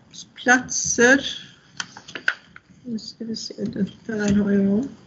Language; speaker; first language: Swedish; native; Swedish